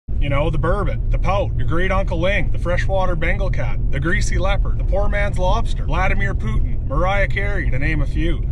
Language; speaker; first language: English; native; English